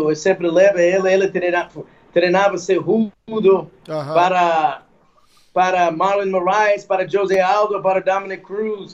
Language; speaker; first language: Portuguese; non-native, fluent; English